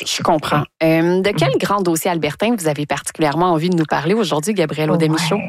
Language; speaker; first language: French; native; French